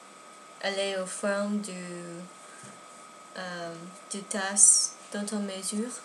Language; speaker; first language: French; non-native, learner; English